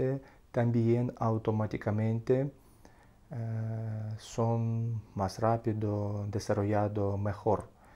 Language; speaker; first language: Spanish; non-native, learner; Russian